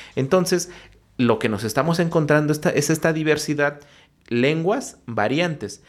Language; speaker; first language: Spanish; non-native, local second language; Mixtepec Mixtec